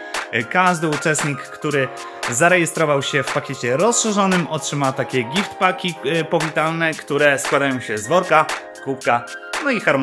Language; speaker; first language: Polish; native; Polish